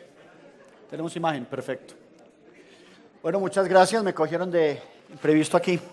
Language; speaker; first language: Spanish; native; Spanish